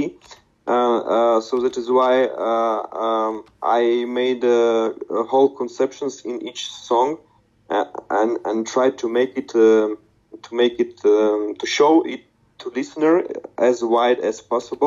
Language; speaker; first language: English; non-native, learner; Russian